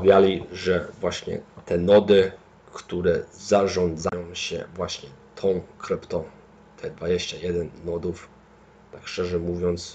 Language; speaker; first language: Polish; early bilingual, heritage; Polish